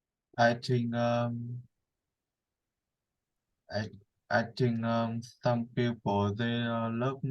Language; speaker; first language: English; non-native, learner; Vietnamese